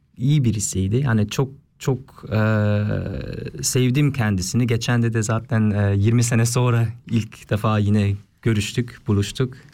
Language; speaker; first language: Turkish; early bilingual, heritage; Turkish